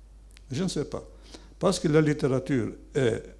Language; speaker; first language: French; non-native, fluent; Albanian